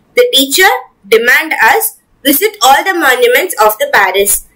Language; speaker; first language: English; non-native, local second language; Tamil